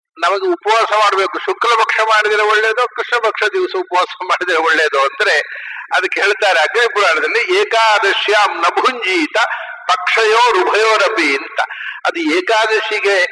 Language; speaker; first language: Kannada; native; Kannada